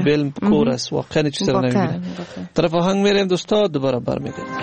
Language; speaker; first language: Persian; native; Persian